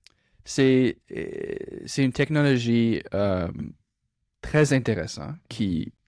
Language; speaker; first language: French; non-native, local second language; English